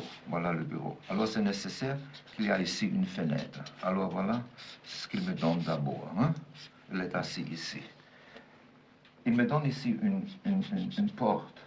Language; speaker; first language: French; non-native, fluent; German